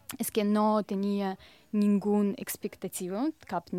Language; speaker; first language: Catalan; non-native, learner; Russian